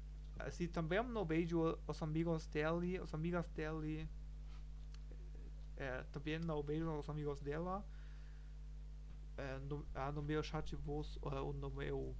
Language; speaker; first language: Spanish; non-native, learner; German